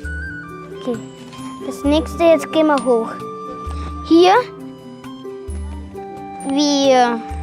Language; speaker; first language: German; early bilingual, heritage; German